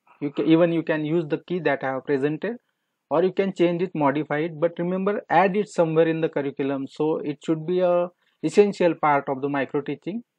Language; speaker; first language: English; non-native, local second language; Marathi